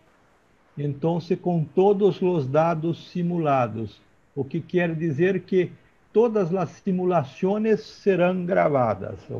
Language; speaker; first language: Spanish; non-native, learner; Portuguese